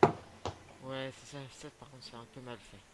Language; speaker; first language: French; native; French